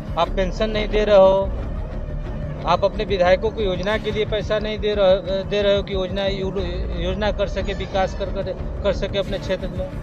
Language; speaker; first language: Hindi; native; Hindi